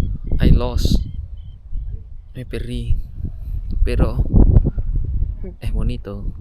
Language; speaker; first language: Spanish; non-native, fluent; Indonesian